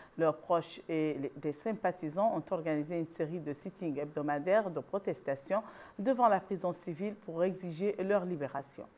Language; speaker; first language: French; non-native, local second language; Arabic